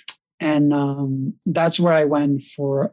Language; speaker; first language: English; non-native, fluent; Catalan